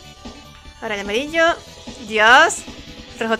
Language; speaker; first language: Spanish; native; Spanish